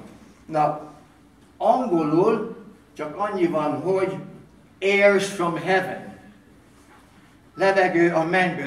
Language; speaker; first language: Hungarian; early bilingual, heritage; Hungarian